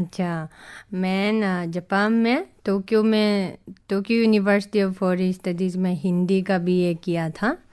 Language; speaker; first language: Hindi; non-native, fluent; Japanese